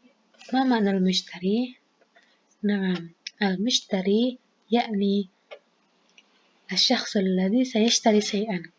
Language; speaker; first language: Arabic; non-native, fluent; Indonesian